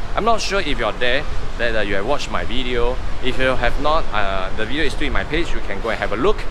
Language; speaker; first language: English; non-native, local second language; Chinese